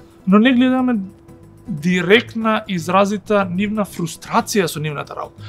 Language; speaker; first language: Macedonian; native; Macedonian